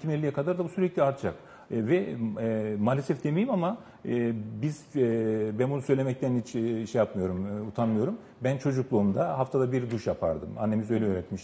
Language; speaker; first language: Turkish; native; Turkish